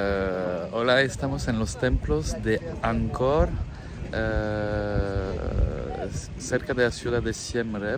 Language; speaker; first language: Spanish; non-native, fluent; French